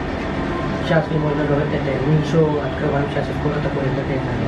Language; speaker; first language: Russian; non-native, learner; Hindi